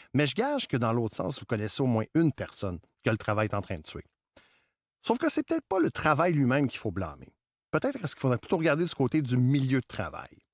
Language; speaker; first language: French; native; French